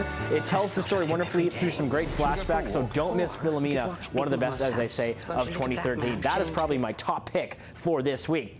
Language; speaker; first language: English; native; English